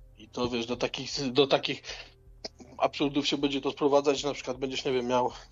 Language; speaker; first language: Polish; native; Polish